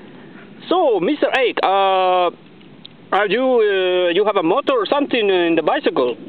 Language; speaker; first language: English; non-native, learner; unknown